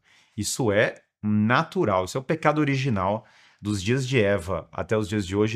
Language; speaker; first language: Portuguese; native; Portuguese